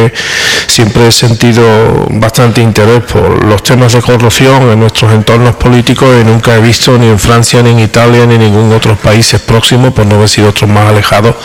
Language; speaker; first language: Spanish; native; Spanish